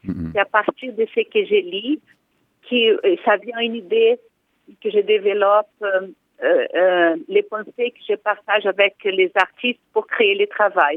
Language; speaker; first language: French; non-native, fluent; Portuguese